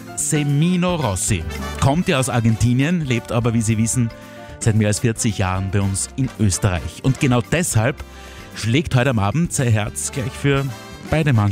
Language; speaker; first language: German; native; German